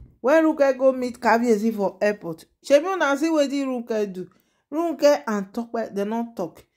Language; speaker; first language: Nigerian Pidgin; non-native, local second language; Yoruba